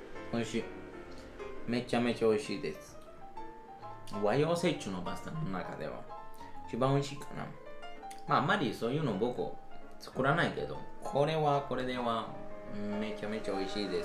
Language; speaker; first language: Japanese; non-native, fluent; Italian